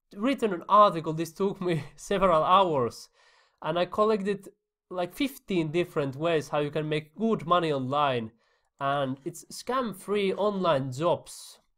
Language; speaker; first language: English; non-native, fluent; Finnish